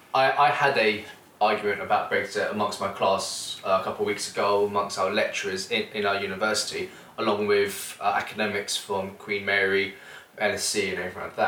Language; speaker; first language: English; native; English